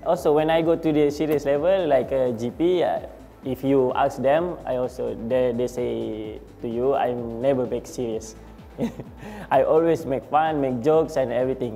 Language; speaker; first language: English; non-native, learner; Malay